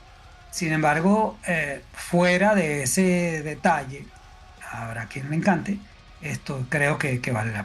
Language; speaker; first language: Spanish; native; Spanish